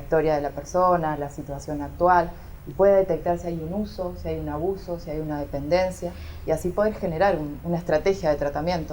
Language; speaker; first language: Spanish; native; Spanish